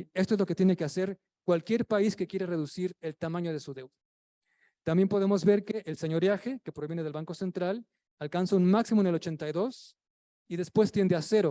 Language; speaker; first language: Spanish; native; Spanish